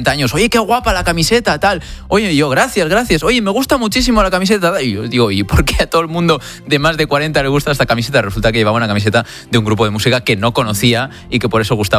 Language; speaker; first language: Spanish; native; Spanish